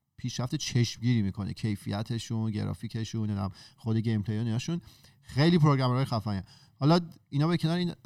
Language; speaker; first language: Persian; native; Persian